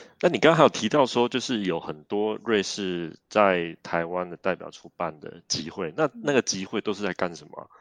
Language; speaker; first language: Chinese; native; Chinese